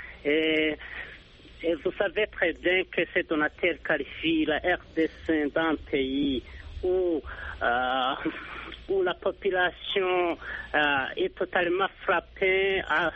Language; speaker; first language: French; non-native, local second language; Rundi